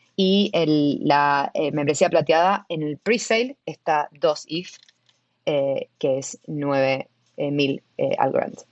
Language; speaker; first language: Spanish; native; Spanish